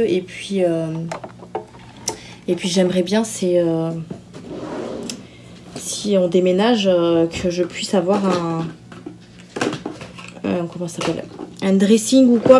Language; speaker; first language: French; native; French